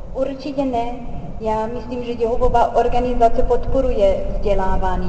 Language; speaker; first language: Czech; non-native, fluent; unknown